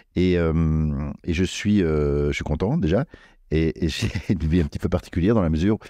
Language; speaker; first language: French; native; French